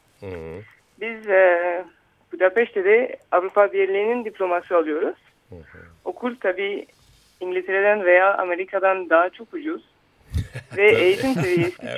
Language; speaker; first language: Turkish; early bilingual, heritage; Turkish